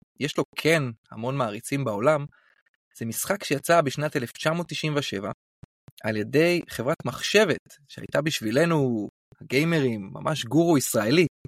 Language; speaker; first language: Hebrew; native; Hebrew